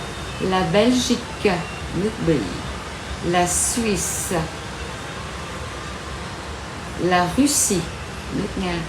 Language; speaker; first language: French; non-native, fluent; Vietnamese